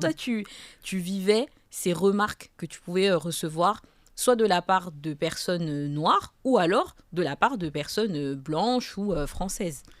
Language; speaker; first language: French; native; French